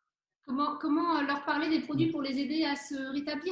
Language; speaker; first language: French; native; French